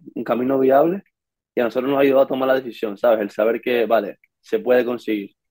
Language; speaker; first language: Spanish; native; Spanish